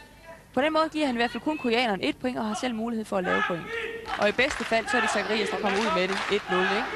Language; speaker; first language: Danish; native; Danish